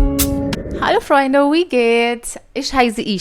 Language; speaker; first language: German; non-native, fluent; Hindi